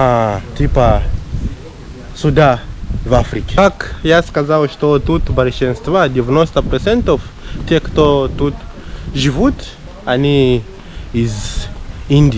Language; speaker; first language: Russian; non-native, fluent; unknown